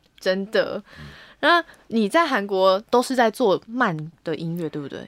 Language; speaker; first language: Chinese; native; Chinese